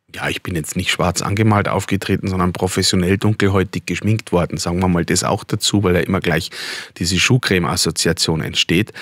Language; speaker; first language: German; native; German